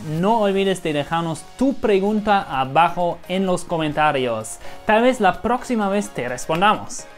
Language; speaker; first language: Spanish; non-native, fluent; German